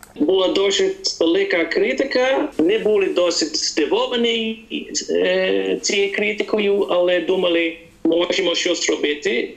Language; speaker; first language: Ukrainian; non-native, fluent; Dutch